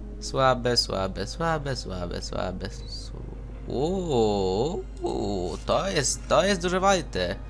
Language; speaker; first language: Polish; native; Polish